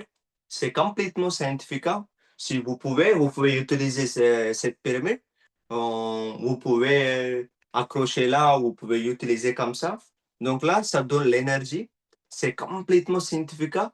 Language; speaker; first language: French; non-native, learner; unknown